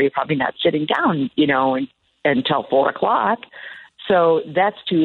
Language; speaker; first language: English; native; English